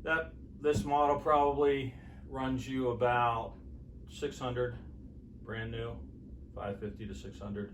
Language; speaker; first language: English; native; English